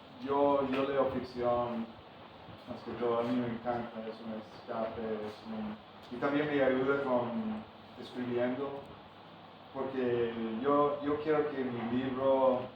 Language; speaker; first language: Spanish; non-native, fluent; English